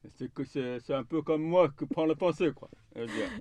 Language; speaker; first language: French; non-native, learner; Chinese